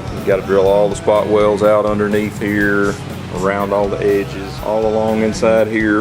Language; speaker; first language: English; native; English